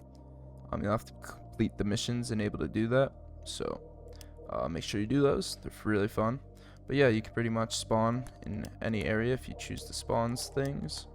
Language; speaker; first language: English; native; English